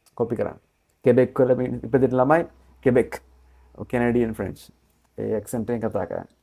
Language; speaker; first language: Sinhala; native; Sinhala